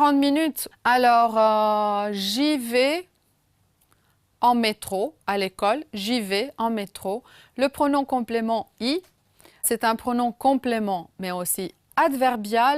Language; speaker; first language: French; non-native, fluent; Romanian